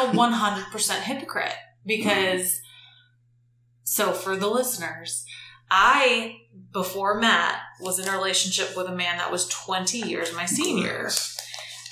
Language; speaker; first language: English; native; English